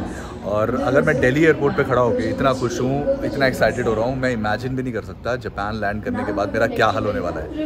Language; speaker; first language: Hindi; native; Hindi